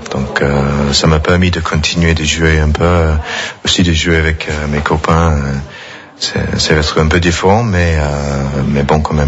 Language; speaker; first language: French; non-native, fluent; English